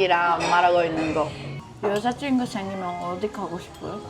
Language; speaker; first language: Korean; non-native, fluent; Japanese